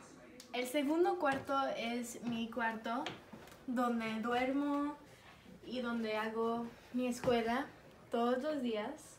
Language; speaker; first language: Spanish; early bilingual, heritage; Spanish